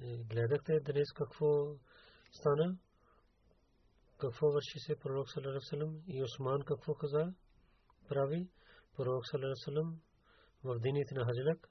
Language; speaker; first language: Bulgarian; non-native, learner; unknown